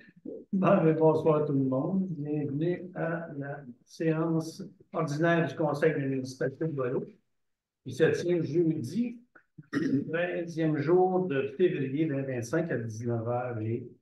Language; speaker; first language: French; native; French